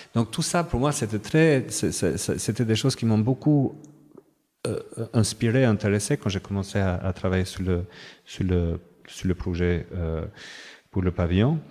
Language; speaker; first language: French; non-native, fluent; Albanian